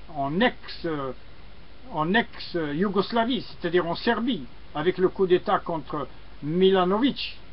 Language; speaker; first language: French; non-native, local second language; Arabic